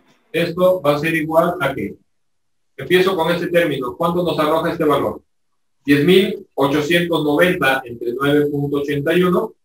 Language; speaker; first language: Spanish; native; Spanish